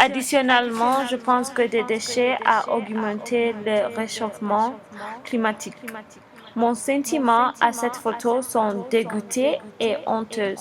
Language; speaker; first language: French; non-native, learner; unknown